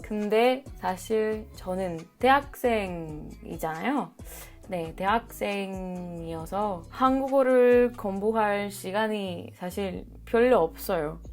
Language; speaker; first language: Korean; non-native, learner; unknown